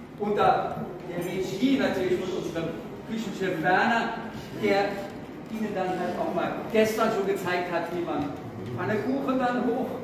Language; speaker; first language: German; native; German